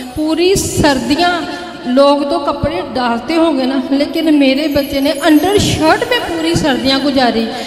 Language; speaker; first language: Hindi; native; Hindi